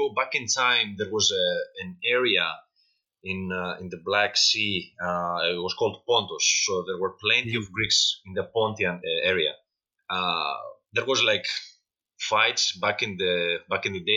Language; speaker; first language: English; non-native, fluent; Greek